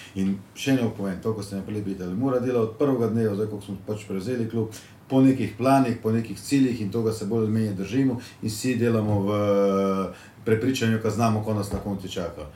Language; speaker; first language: Slovenian; native; Slovenian